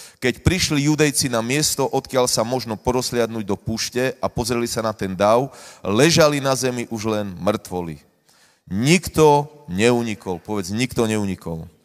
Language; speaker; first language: Slovak; native; Slovak